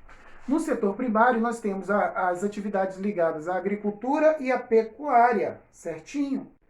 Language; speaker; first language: Portuguese; native; Portuguese